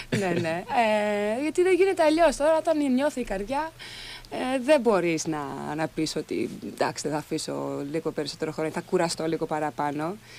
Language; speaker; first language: Greek; early bilingual, other home language; Swedish